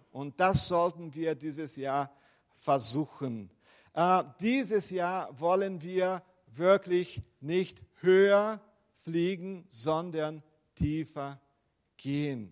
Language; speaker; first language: German; non-native, fluent; Portuguese